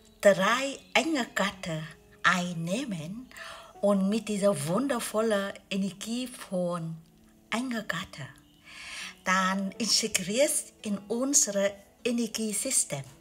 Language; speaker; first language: German; non-native, learner; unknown